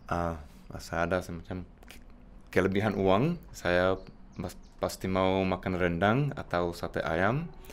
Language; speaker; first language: Indonesian; non-native, fluent; Czech